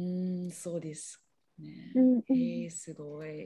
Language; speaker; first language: Japanese; non-native, learner; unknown